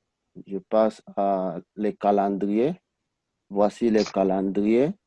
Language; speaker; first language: French; non-native, learner; Arabic